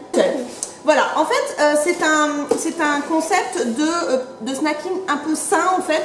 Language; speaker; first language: French; native; French